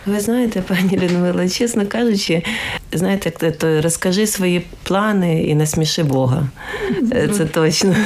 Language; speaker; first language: Ukrainian; native; Ukrainian